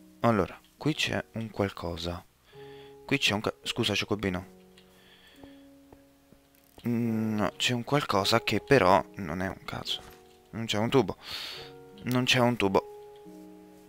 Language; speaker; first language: Italian; native; Italian